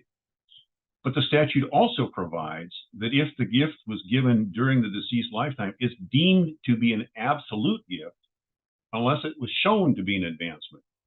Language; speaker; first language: English; native; English